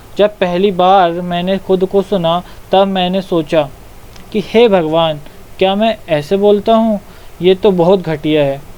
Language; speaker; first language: Hindi; native; Hindi